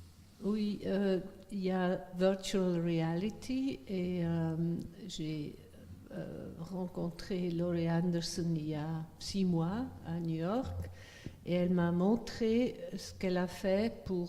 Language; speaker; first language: French; non-native, fluent; Swiss German